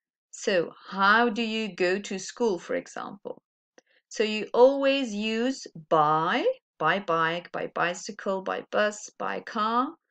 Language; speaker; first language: English; non-native, fluent; Dutch